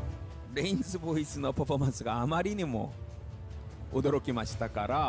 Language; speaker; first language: Japanese; non-native, learner; Korean